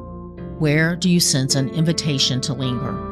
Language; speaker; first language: English; native; English